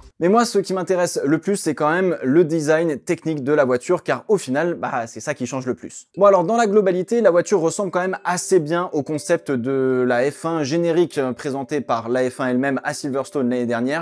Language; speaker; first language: French; native; French